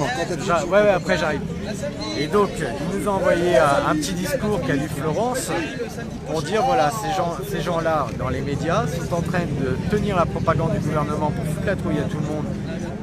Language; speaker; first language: French; native; French